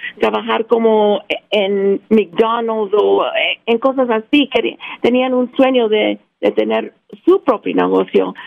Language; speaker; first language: Spanish; early bilingual, heritage; Spanish